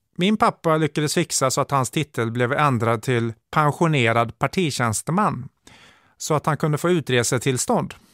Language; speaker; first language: Swedish; native; Swedish